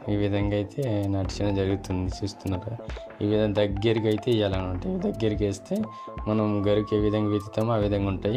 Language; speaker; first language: Telugu; non-native, local second language; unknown